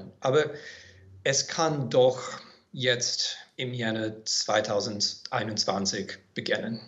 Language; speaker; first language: German; non-native, fluent; English